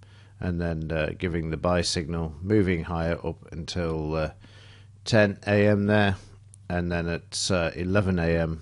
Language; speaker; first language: English; native; English